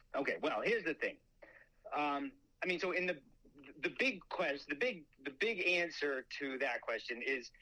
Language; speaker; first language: English; native; English